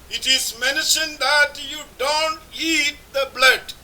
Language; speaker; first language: English; non-native, local second language; Malayalam